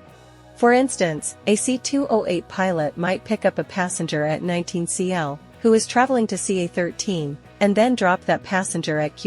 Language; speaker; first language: English; native; English